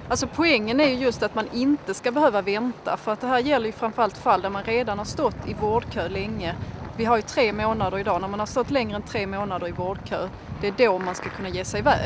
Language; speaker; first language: Swedish; native; Swedish